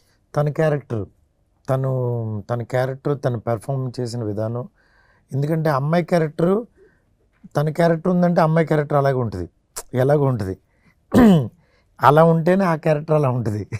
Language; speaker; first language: Telugu; native; Telugu